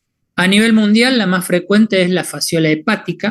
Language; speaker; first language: Spanish; native; Spanish